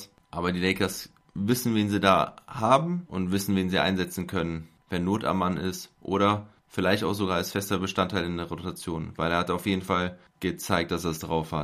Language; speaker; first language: German; native; German